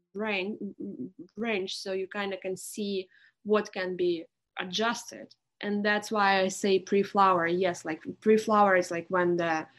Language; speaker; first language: English; non-native, fluent; Russian